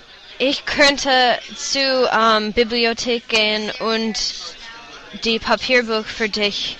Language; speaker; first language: German; non-native, learner; English